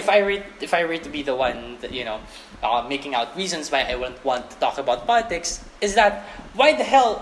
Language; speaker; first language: English; non-native, local second language; Filipino